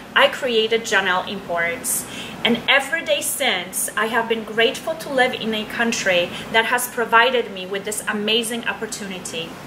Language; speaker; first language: English; non-native, fluent; Polish